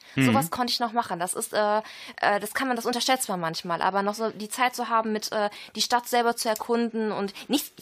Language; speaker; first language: German; native; German